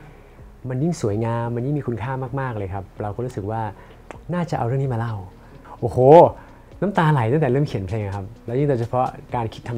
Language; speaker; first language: Thai; native; Thai